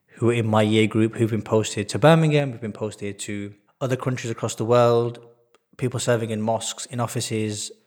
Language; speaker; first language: English; native; English